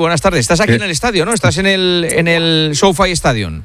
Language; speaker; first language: Spanish; native; Spanish